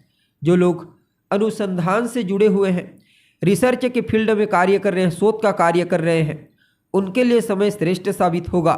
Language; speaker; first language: Hindi; native; Hindi